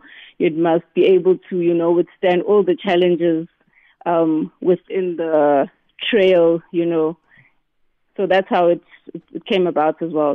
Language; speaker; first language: English; non-native, local second language; Southern Sotho